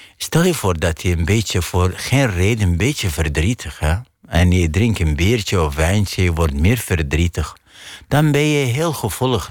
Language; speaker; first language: Dutch; non-native, fluent; Arabic